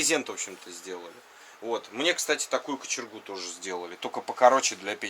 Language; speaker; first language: Russian; native; Russian